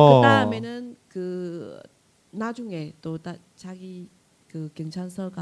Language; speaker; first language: Korean; non-native, fluent; Vietnamese